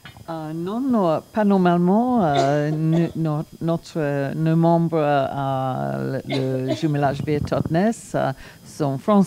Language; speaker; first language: French; non-native, learner; English